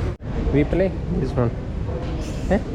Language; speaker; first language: English; non-native, learner; Hindi